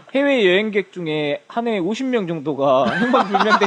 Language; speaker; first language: Korean; native; Korean